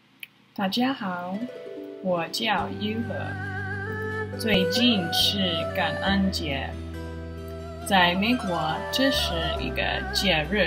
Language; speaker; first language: Chinese; non-native, learner; English